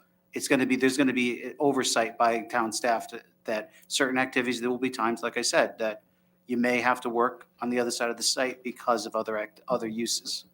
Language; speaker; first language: English; native; English